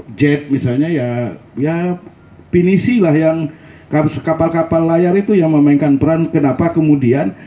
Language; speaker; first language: Indonesian; non-native, local second language; Minangkabau